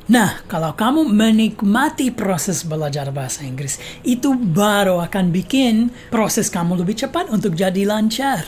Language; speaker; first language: Indonesian; non-native, fluent; English